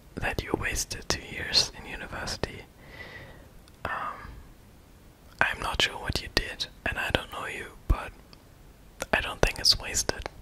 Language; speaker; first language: English; non-native, fluent; German